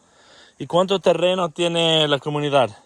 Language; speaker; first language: Spanish; non-native, learner; English